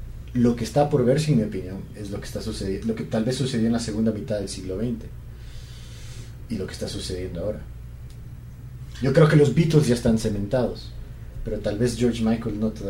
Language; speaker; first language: Spanish; native; Spanish